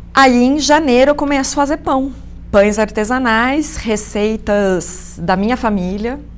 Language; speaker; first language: Portuguese; native; Portuguese